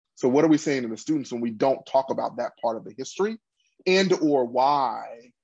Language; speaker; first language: English; native; English